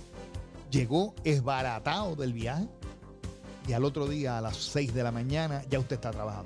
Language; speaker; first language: Spanish; native; Spanish